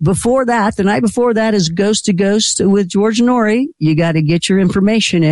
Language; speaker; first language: English; native; English